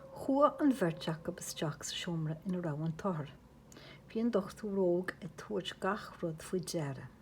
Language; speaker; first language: Irish; native; Irish